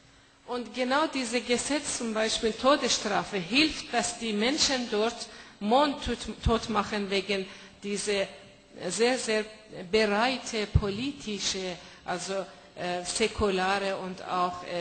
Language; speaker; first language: German; non-native, fluent; Persian